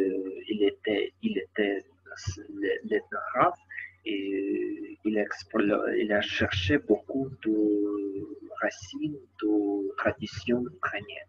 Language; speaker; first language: French; non-native, learner; Ukrainian